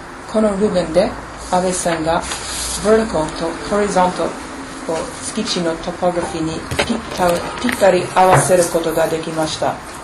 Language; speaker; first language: Japanese; non-native, fluent; English